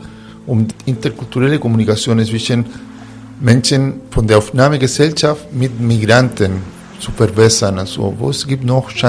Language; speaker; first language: German; non-native, fluent; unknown